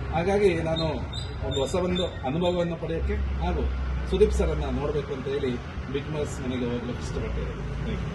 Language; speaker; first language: Kannada; non-native, local second language; Konkani